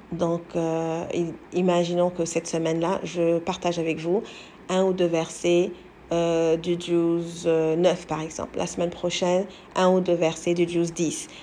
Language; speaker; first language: French; non-native, local second language; English